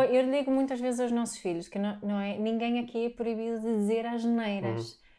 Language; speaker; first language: Portuguese; non-native, fluent; Swedish